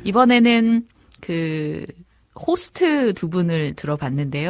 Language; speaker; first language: Korean; native; Korean